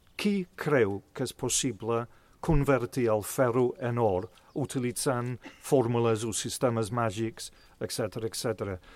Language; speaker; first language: Catalan; non-native, fluent; English